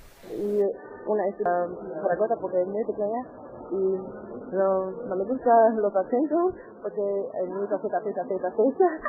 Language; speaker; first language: Spanish; non-native, learner; English